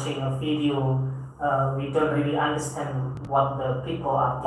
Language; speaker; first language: English; non-native, fluent; Indonesian